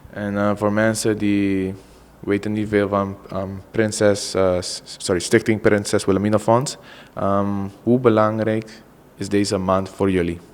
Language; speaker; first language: Dutch; non-native, local second language; Papiamento